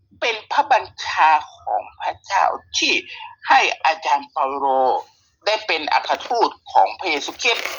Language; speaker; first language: Thai; native; Thai